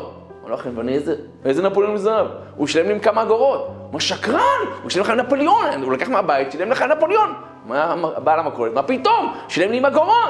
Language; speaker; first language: Hebrew; native; Hebrew